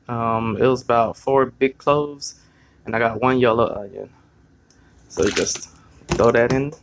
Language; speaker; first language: English; native; English